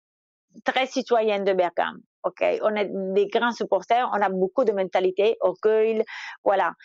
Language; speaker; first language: French; non-native, fluent; Italian